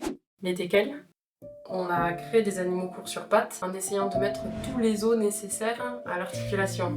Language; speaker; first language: French; native; French